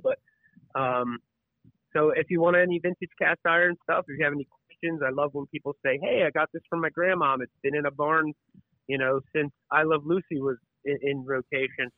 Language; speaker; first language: English; native; English